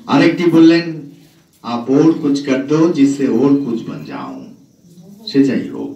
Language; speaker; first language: Hindi; non-native, local second language; Bangla